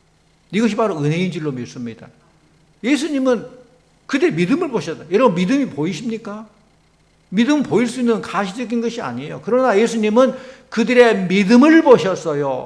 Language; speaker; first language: Korean; native; Korean